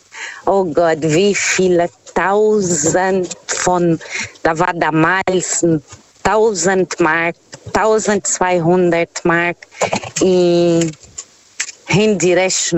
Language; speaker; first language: German; non-native, fluent; Portuguese